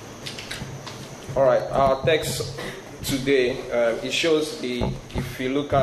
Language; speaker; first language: English; non-native, local second language; Igbo